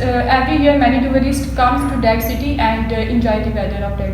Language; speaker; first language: English; non-native, local second language; Urdu